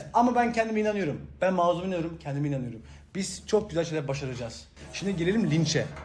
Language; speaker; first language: Turkish; early bilingual, heritage; Turkish